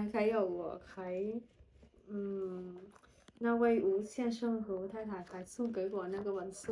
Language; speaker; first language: Chinese; non-native, learner; Vietnamese